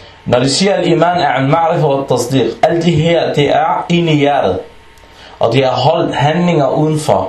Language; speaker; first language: Danish; early bilingual, other home language; Arabic